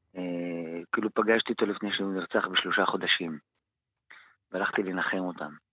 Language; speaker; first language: Hebrew; non-native, local second language; Arabic